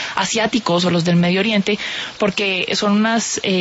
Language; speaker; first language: Spanish; native; Spanish